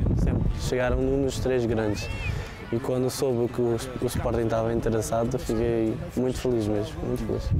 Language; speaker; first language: Portuguese; native; Portuguese